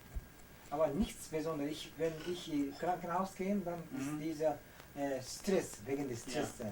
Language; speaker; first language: German; non-native, learner; Korean